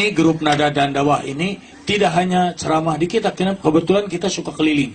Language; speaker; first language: Indonesian; non-native, local second language; Sundanese